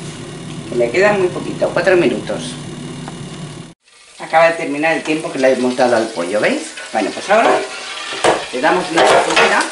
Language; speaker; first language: Spanish; native; Spanish